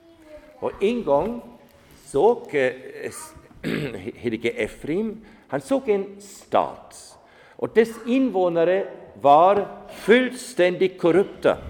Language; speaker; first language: Swedish; non-native, fluent; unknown